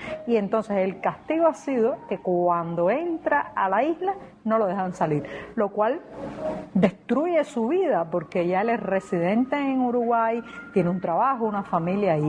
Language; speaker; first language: Spanish; native; Spanish